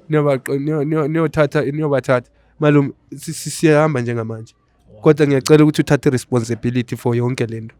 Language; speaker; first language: Zulu; non-native, local second language; Xhosa